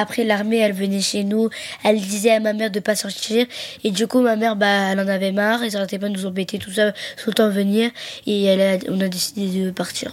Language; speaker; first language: French; early bilingual, other home language; Arabic